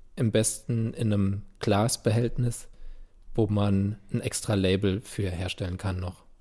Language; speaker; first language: German; native; German